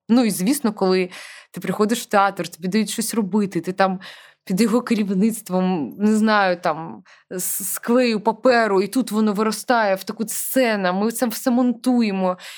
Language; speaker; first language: Ukrainian; non-native, local second language; Russian